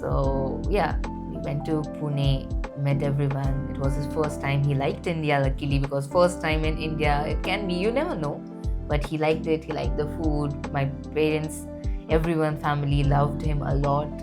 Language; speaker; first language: English; non-native, local second language; Hindi